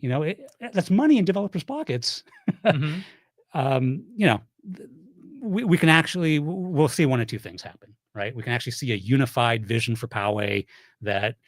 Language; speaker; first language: English; native; English